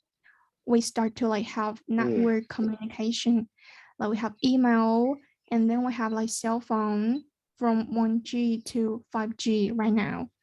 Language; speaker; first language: English; non-native, learner; Chinese